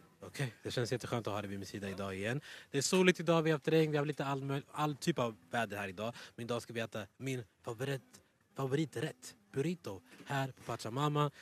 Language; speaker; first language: Swedish; native; Swedish